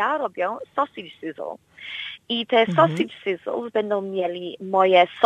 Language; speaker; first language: Polish; early bilingual, heritage; Polish